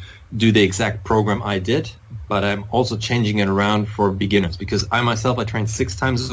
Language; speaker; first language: English; non-native, fluent; German